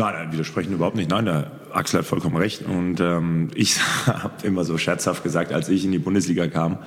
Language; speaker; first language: German; native; German